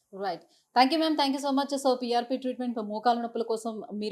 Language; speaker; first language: Telugu; native; Telugu